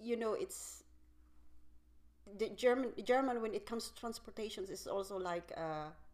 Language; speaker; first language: English; non-native, local second language; Filipino